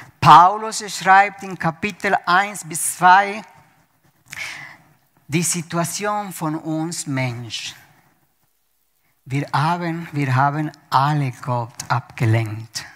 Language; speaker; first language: German; non-native, fluent; Spanish